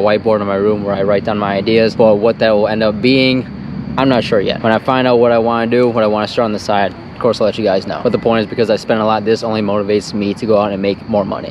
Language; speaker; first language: English; native; English